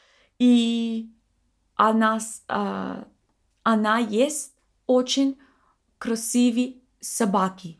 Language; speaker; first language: Russian; non-native, learner; English